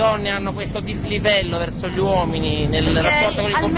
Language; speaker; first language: Italian; native; Italian